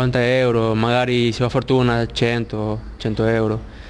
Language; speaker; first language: Italian; non-native, learner; Spanish